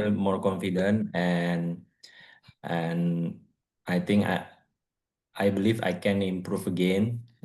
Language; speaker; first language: English; non-native, learner; Indonesian